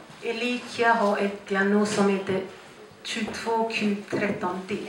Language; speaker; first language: Swedish; non-native, fluent; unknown